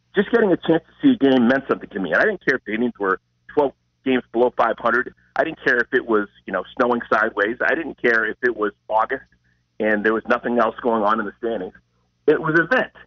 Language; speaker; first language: English; native; English